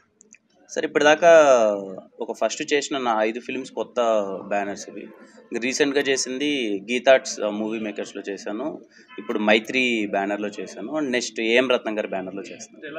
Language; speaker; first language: Telugu; native; Telugu